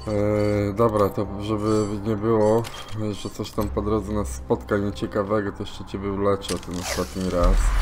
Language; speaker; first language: Polish; native; Polish